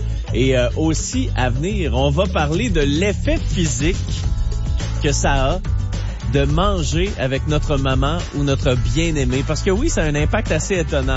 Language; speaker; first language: French; native; French